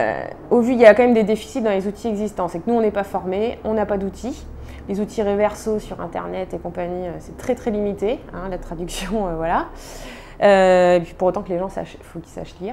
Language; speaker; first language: French; native; French